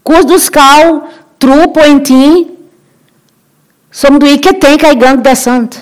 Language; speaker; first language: Norwegian; non-native, learner; Portuguese